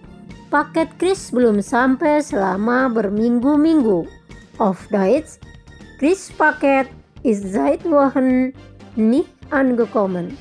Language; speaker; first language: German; non-native, fluent; Indonesian